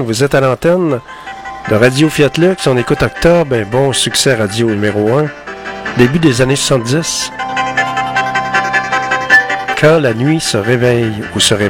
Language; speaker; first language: French; native; French